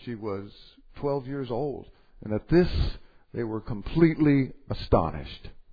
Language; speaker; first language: English; native; English